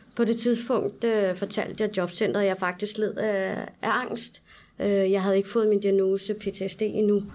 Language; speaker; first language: Danish; early bilingual, other home language; Arabic